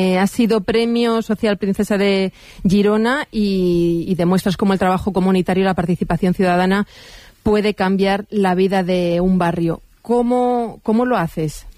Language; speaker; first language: Spanish; native; Spanish